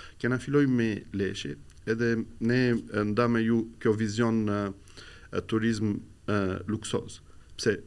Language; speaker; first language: Albanian; non-native, learner; Arabic